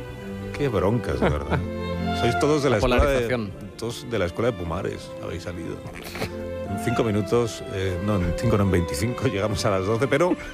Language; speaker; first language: Spanish; native; Spanish